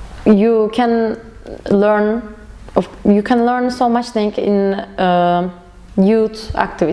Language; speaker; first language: English; non-native, learner; Turkish